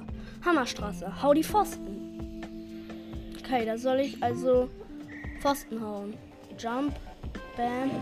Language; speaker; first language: German; native; German